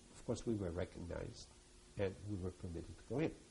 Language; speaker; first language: English; early bilingual, other home language; French